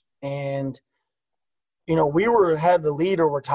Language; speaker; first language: English; native; English